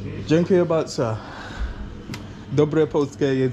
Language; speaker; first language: Polish; non-native, learner; English